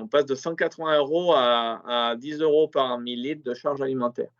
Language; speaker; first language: French; native; French